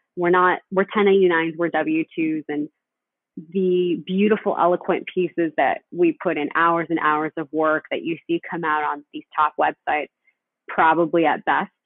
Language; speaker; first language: English; early bilingual, other home language; Spanish